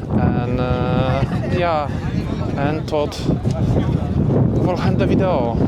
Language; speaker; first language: Dutch; non-native, learner; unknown